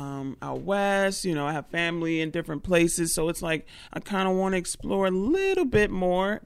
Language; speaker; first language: English; native; English